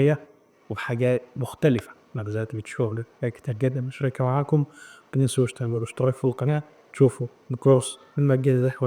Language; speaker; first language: Arabic; native; Arabic